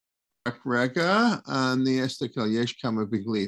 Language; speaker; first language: Hebrew; non-native, learner; English